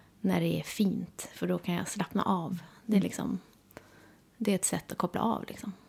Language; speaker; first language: Swedish; native; Swedish